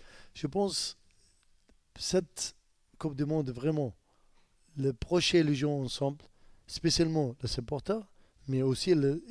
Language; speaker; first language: French; non-native, learner; Arabic